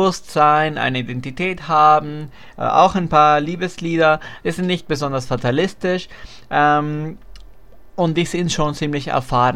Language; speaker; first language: German; non-native, fluent; Spanish